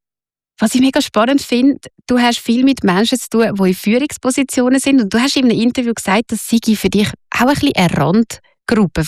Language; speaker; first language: German; native; German